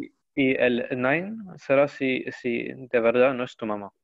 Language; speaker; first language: Spanish; non-native, learner; Arabic